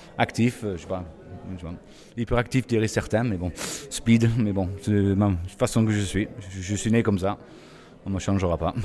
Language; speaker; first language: French; non-native, fluent; English